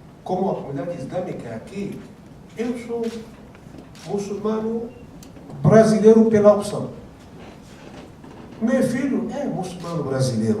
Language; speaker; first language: Portuguese; non-native, fluent; Arabic